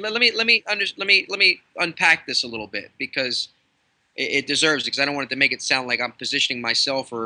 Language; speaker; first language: English; native; English